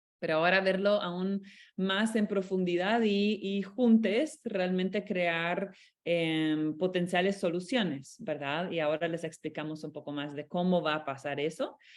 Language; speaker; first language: Spanish; non-native, fluent; Romanian